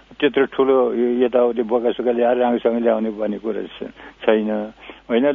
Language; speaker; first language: Nepali; non-native, local second language; Newari